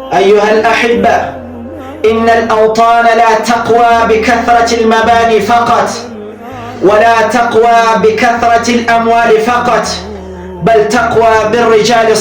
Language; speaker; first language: Arabic; non-native, learner; Urdu